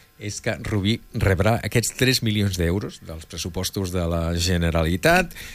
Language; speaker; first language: Catalan; native; Catalan